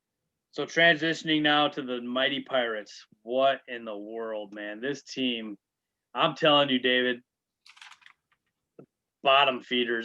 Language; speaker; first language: English; native; English